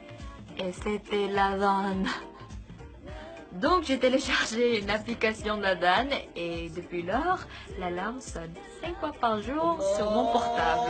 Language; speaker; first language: French; non-native, fluent; Korean